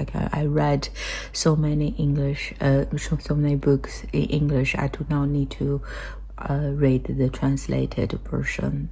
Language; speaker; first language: English; non-native, fluent; Chinese